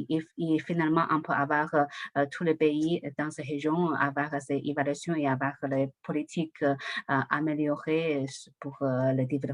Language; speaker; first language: French; non-native, learner; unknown